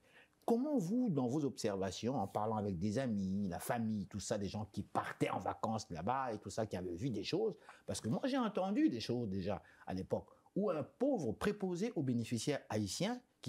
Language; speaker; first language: French; non-native, local second language; Lingala